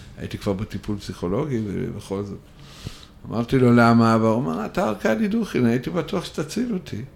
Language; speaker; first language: Hebrew; non-native, fluent; Russian